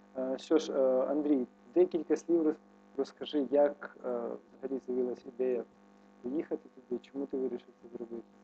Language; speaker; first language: Ukrainian; native; Ukrainian